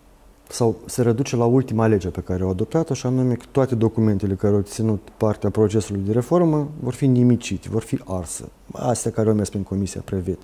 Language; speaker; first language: Romanian; native; Romanian